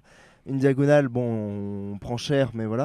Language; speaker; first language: French; native; French